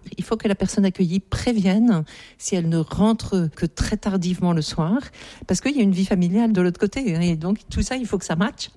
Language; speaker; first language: French; native; French